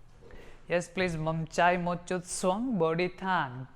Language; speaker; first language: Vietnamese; non-native, learner; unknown